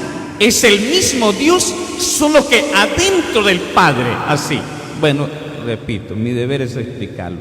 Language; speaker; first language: Spanish; native; Spanish